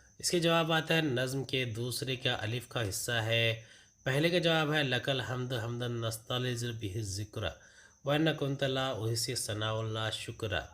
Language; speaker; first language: Urdu; native; Urdu